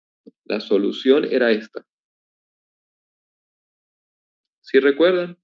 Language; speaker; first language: Spanish; native; Spanish